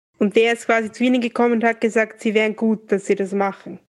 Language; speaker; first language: German; native; German